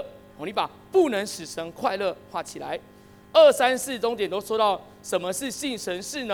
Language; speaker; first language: Chinese; native; Chinese